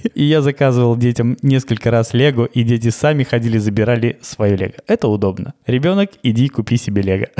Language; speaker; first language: Russian; native; Russian